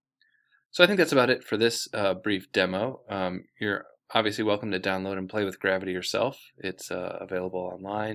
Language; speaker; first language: English; native; English